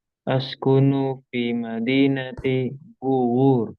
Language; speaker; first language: Arabic; non-native, learner; Indonesian